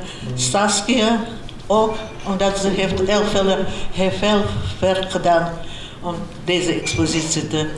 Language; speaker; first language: Dutch; non-native, fluent; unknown